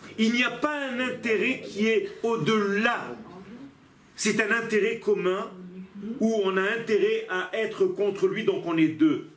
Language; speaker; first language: French; non-native, fluent; Hebrew